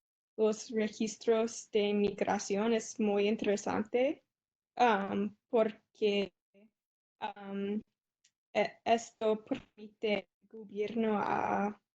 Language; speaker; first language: Spanish; non-native, learner; English